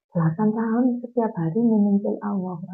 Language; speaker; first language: Indonesian; non-native, local second language; Javanese